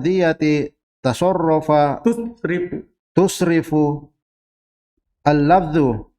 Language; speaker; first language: Arabic; non-native, learner; Indonesian